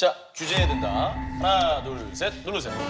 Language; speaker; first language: Korean; native; Korean